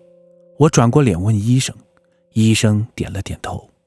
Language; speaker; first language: Chinese; native; Chinese